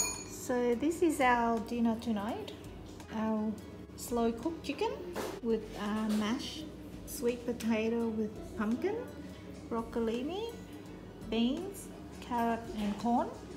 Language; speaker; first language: English; early bilingual, other home language; Vietnamese